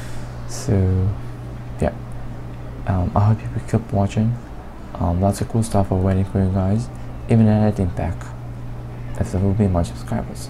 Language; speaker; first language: English; non-native, learner; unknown